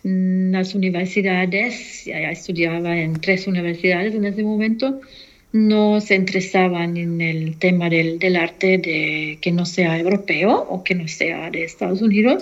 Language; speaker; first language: Spanish; non-native, fluent; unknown